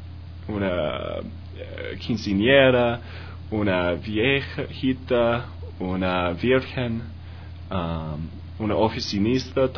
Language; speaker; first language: Spanish; non-native, learner; English